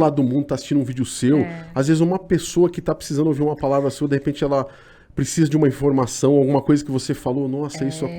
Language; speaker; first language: Portuguese; native; Portuguese